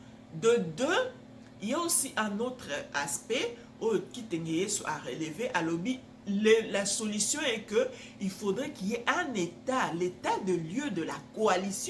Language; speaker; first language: French; non-native, local second language; Lingala